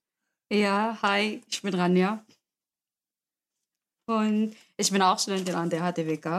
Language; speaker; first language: German; non-native, learner; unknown